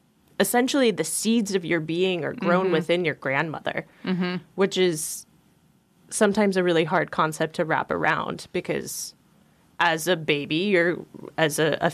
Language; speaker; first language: English; native; English